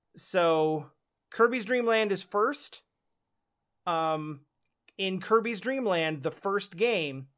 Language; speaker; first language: English; native; English